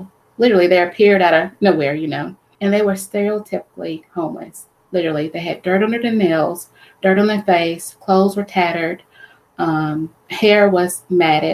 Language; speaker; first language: English; native; English